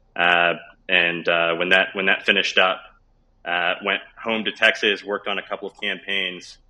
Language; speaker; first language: English; native; English